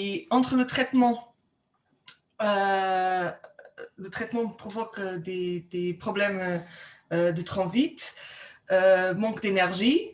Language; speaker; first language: French; non-native, fluent; Portuguese